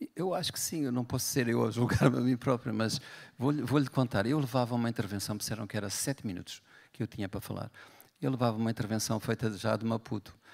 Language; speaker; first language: Portuguese; native; Portuguese